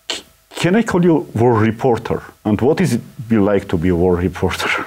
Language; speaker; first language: English; non-native, learner; Armenian